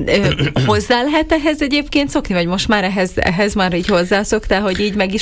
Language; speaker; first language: Hungarian; native; Hungarian